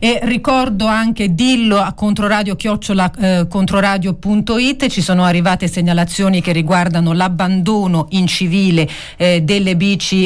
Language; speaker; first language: Italian; native; Italian